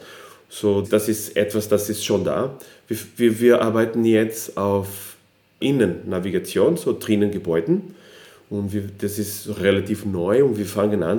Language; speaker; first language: German; non-native, fluent; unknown